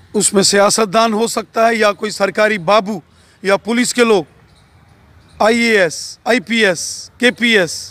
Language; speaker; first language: Hindi; non-native, local second language; Dogri